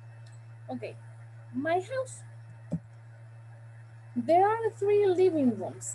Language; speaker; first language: English; non-native, fluent; Spanish